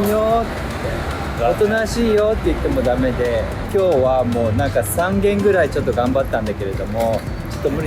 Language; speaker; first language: Japanese; native; Japanese